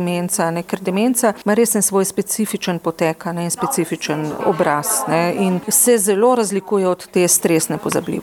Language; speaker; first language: Slovenian; native; Slovenian